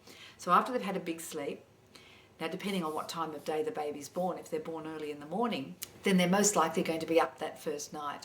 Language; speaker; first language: English; native; English